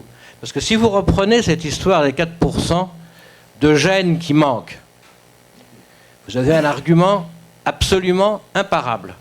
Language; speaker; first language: French; native; French